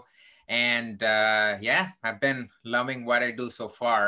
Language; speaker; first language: English; non-native, local second language; Tamil